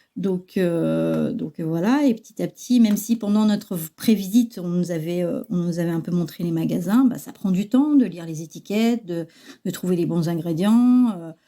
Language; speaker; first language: French; early bilingual, other home language; Chinese